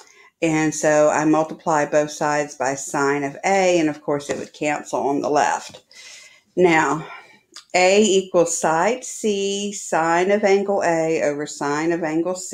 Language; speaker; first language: English; native; English